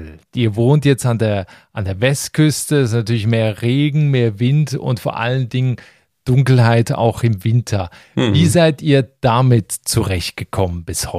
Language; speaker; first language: German; native; German